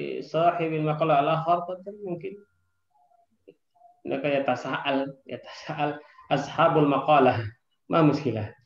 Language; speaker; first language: Arabic; non-native, fluent; Indonesian